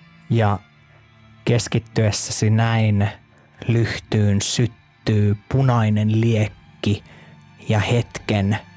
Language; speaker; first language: Finnish; native; Finnish